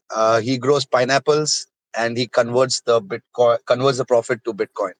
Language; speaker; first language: English; non-native, local second language; Hindi